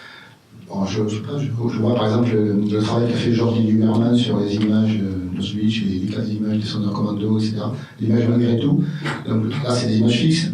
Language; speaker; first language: French; native; French